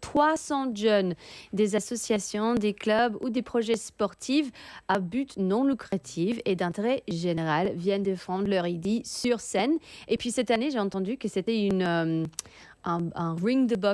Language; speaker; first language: French; native; French